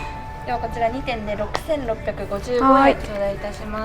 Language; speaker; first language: Japanese; native; Japanese